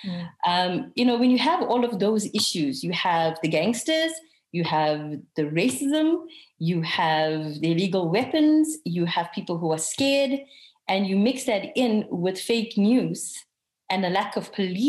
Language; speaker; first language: English; native; English